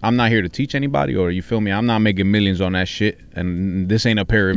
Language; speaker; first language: English; early bilingual, other home language; Spanish